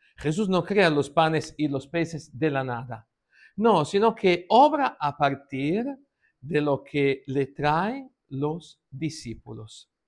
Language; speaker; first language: Spanish; non-native, fluent; Italian